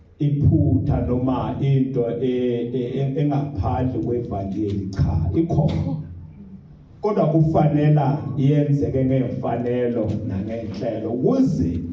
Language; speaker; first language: Zulu; non-native, local second language; Southern Sotho